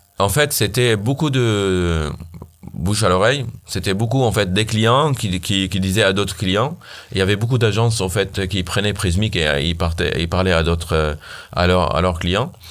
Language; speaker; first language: French; non-native, fluent; Arabic